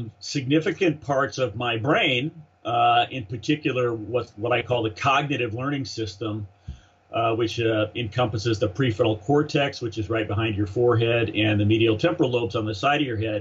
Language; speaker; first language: English; native; English